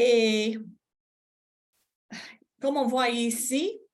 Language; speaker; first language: French; non-native, fluent; English